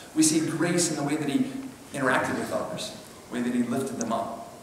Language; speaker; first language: English; native; English